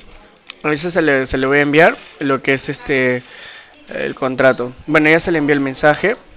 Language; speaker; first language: Spanish; native; Spanish